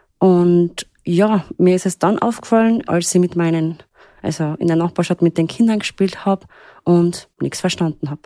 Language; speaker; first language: German; early bilingual, other home language; Turkish